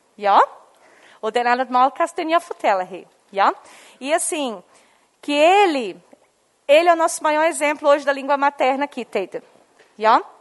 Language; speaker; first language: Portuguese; non-native, local second language; Low German